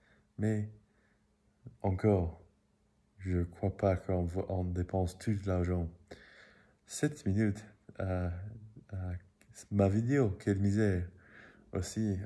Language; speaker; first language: French; non-native, learner; English